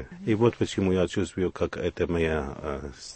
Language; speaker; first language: Russian; non-native, learner; Arabic